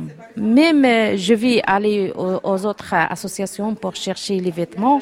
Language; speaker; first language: French; non-native, learner; Arabic